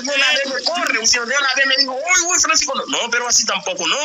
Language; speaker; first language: Spanish; non-native, fluent; Haitian Creole